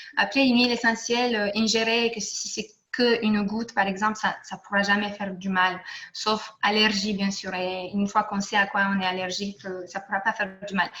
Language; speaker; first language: French; non-native, fluent; Romanian